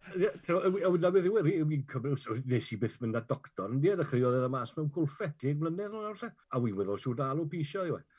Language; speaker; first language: Welsh; native; Welsh